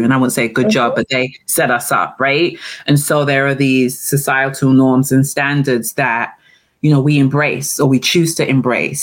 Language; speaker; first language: English; native; English